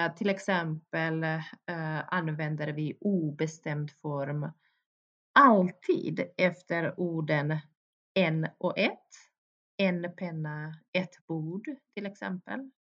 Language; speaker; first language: Swedish; early bilingual, other home language; Bosnian